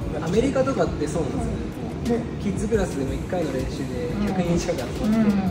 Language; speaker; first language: Japanese; native; Japanese